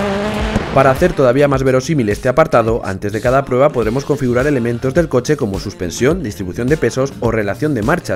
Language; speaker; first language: Spanish; native; Spanish